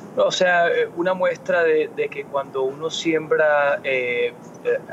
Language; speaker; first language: Spanish; early bilingual, heritage; Spanish